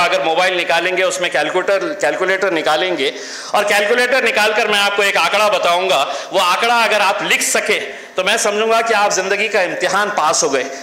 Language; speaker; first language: Hindi; non-native, local second language; Marathi